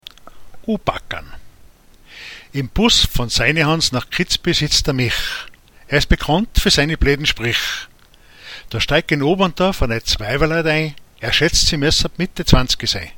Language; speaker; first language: German; native; German